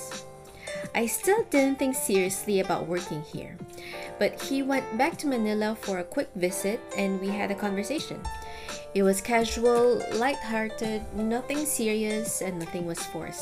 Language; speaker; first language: English; non-native, local second language; Filipino